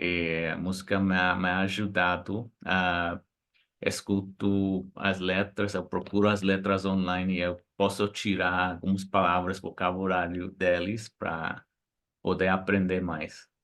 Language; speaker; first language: Portuguese; non-native, fluent; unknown